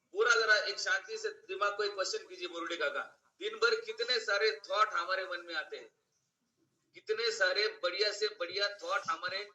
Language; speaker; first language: Hindi; non-native, local second language; Marathi